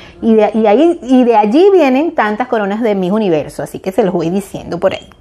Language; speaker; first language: Spanish; native; Spanish